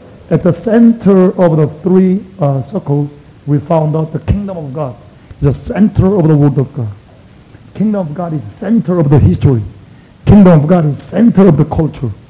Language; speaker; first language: English; non-native, fluent; Korean